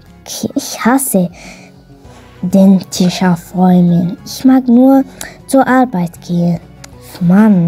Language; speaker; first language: German; non-native, learner; Arabic